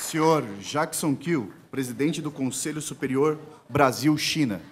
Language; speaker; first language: Portuguese; native; Portuguese